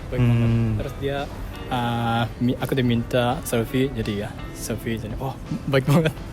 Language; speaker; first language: Indonesian; non-native, fluent; Japanese